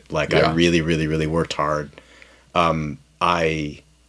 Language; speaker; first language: English; native; English